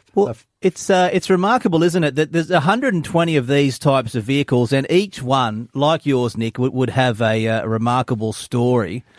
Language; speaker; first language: English; native; English